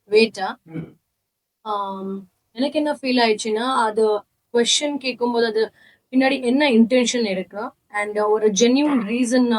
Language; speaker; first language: Tamil; non-native, learner; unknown